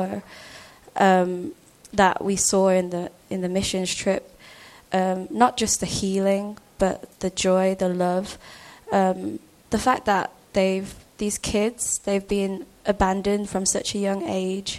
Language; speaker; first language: English; native; English